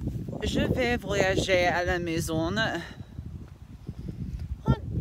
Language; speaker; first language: French; non-native, learner; English